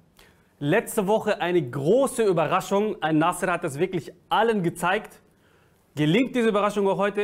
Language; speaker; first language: German; early bilingual, other home language; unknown